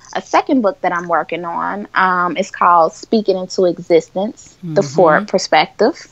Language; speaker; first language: English; native; English